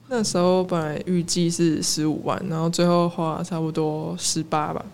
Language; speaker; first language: Chinese; native; Chinese